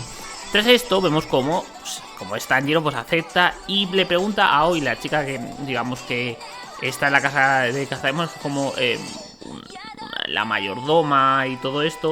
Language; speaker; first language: Spanish; native; Spanish